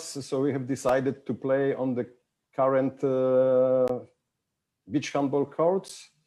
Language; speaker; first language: English; non-native, fluent; Polish